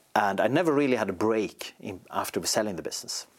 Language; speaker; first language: English; non-native, fluent; Swedish